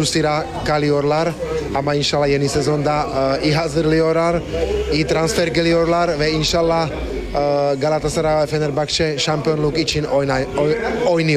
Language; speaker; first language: Turkish; non-native, fluent; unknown